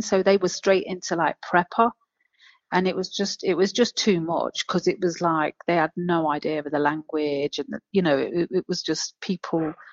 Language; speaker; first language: English; native; English